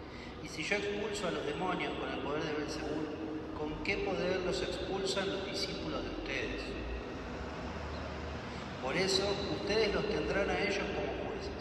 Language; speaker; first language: Spanish; native; Spanish